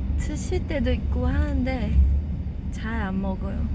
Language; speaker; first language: Korean; non-native, fluent; Chinese